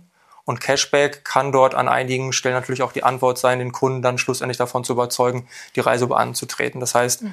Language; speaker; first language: German; native; German